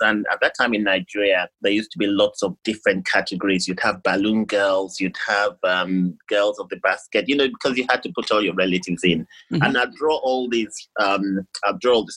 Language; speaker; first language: English; non-native, local second language; Yoruba